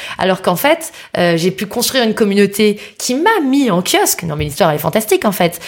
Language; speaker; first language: French; native; French